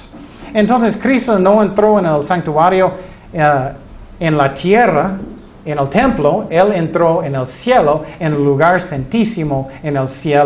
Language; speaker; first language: Spanish; non-native, fluent; English